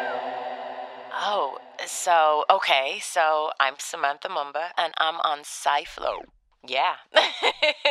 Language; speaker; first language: English; native; English